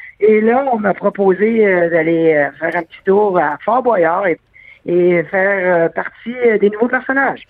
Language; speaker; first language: French; native; French